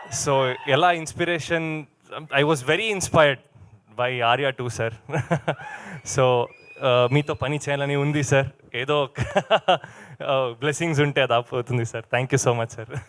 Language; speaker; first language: Telugu; non-native, learner; Kannada